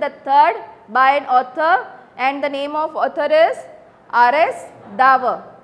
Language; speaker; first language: English; non-native, local second language; Gujarati